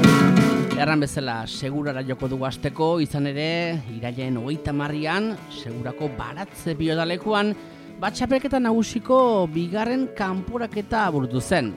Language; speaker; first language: Basque; native; Basque